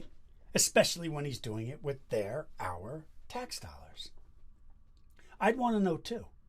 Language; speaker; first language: English; native; English